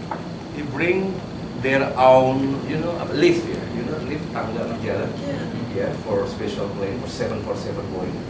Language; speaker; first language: English; non-native, learner; Indonesian